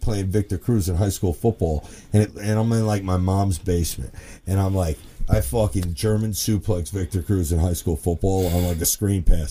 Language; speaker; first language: English; native; English